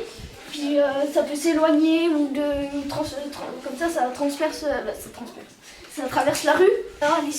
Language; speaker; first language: French; native; French